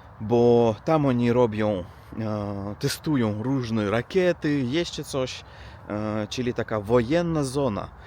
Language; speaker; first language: Polish; non-native, learner; Russian